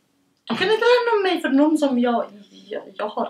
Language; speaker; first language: Swedish; early bilingual, other home language; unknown